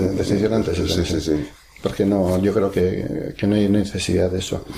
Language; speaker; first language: Spanish; native; Spanish